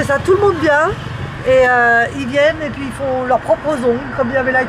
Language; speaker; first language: French; native; French